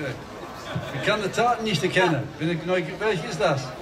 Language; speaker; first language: German; non-native, learner; English